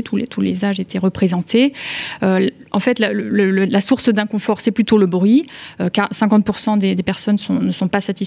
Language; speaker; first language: French; native; French